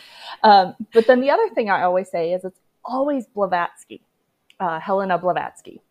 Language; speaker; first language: English; native; English